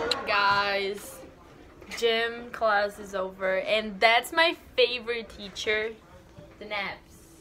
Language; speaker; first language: English; non-native, fluent; Portuguese